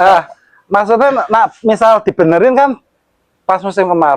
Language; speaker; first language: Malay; non-native, local second language; Javanese